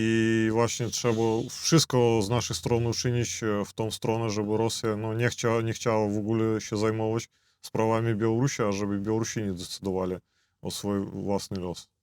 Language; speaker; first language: Polish; non-native, fluent; Belarusian